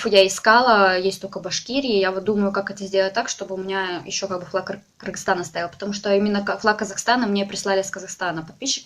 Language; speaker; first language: Russian; native; Russian